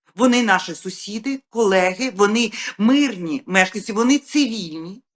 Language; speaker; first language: Ukrainian; native; Ukrainian